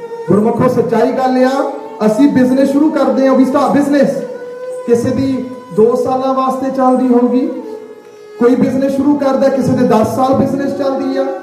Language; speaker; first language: Punjabi; early bilingual, heritage; Punjabi